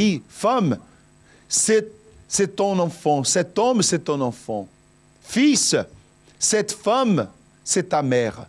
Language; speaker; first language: French; non-native, fluent; Portuguese